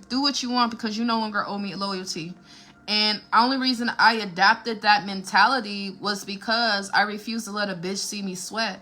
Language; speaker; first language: English; native; English